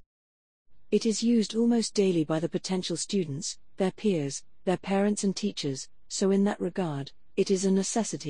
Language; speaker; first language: English; native; English